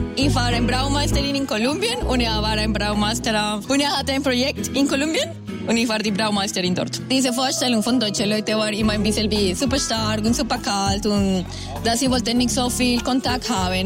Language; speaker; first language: German; non-native, fluent; Spanish